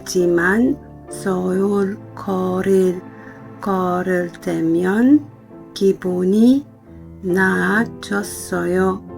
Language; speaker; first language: Korean; non-native, learner; Dutch